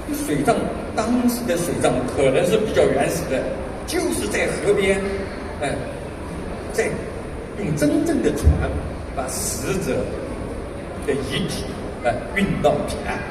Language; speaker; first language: Chinese; native; Chinese